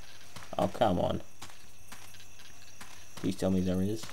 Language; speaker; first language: English; native; English